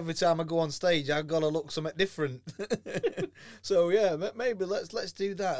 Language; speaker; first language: English; native; English